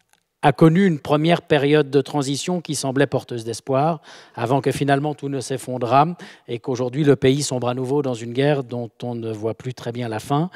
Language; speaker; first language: French; native; French